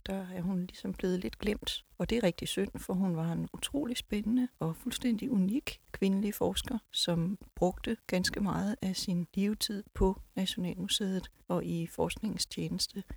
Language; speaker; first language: Danish; native; Danish